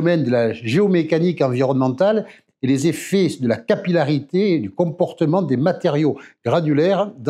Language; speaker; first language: French; native; French